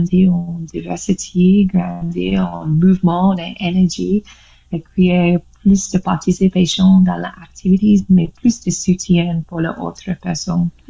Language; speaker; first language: French; non-native, learner; English